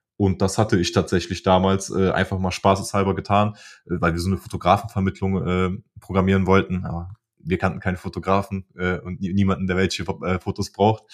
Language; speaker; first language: German; early bilingual, other home language; Polish